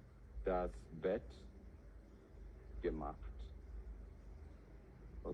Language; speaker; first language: German; non-native, fluent; English